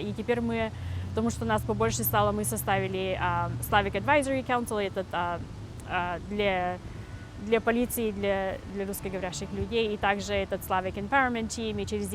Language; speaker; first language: Russian; early bilingual, heritage; Russian